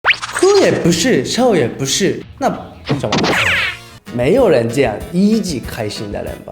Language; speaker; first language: Chinese; non-native, learner; Japanese